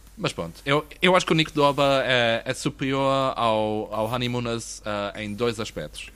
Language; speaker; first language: Portuguese; native; Portuguese